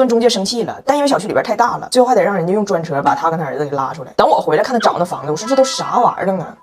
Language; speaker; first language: Chinese; native; Chinese